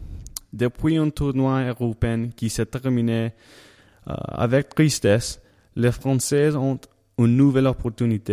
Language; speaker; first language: French; non-native, learner; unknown